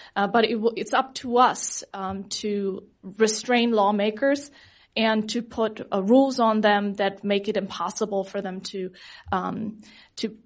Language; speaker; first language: English; non-native, fluent; German